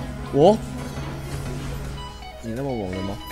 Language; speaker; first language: Chinese; native; Chinese